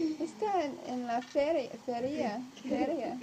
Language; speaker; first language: Spanish; non-native, learner; English